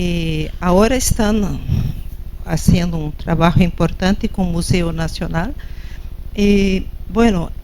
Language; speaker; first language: Spanish; non-native, fluent; Portuguese